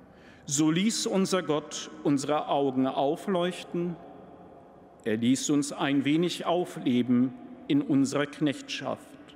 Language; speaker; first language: German; native; German